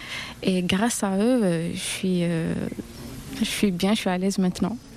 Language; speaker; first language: French; non-native, local second language; Arabic